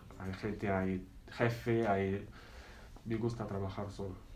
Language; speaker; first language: Spanish; non-native, learner; Arabic